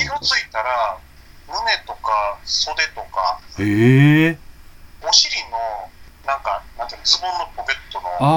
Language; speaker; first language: Japanese; native; Japanese